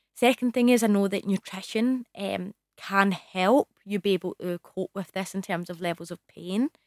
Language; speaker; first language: English; native; English